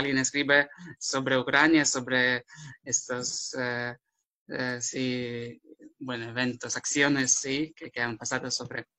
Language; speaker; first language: Spanish; non-native, fluent; Ukrainian